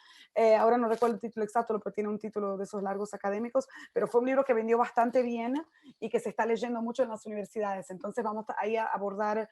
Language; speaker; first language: Spanish; native; Spanish